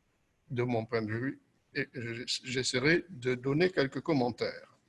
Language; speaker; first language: French; native; French